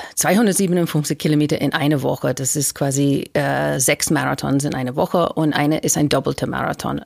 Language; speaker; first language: German; non-native, fluent; English